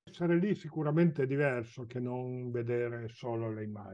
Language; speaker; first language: Italian; native; Italian